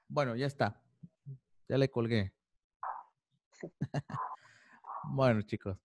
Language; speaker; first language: Spanish; native; Spanish